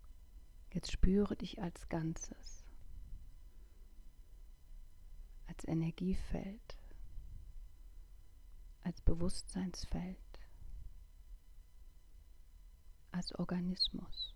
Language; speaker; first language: German; native; German